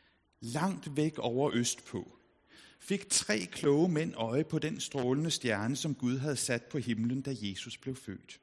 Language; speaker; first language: Danish; native; Danish